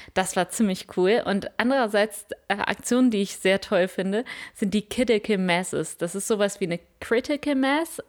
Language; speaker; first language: German; native; German